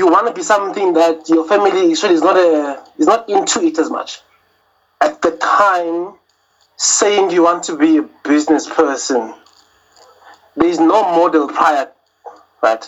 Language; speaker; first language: English; non-native, local second language; Zulu